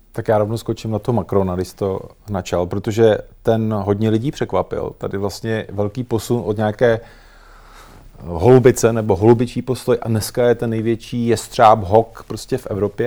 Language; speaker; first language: Czech; native; Czech